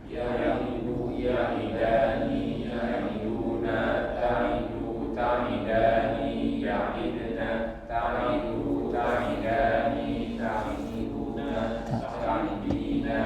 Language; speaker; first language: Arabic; non-native, learner; Indonesian